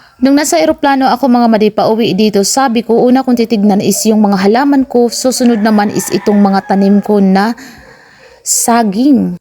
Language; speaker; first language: Filipino; non-native, local second language; Cebuano